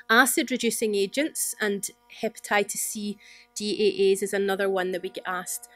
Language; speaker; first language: English; native; English